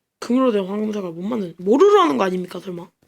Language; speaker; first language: Korean; native; Korean